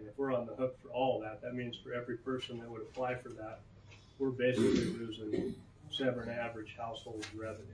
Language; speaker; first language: English; native; English